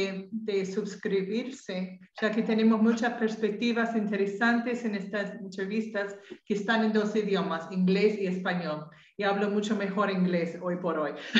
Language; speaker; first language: Spanish; non-native, fluent; English